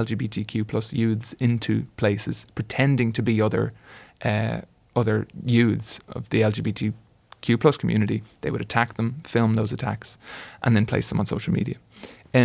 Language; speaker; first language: English; native; English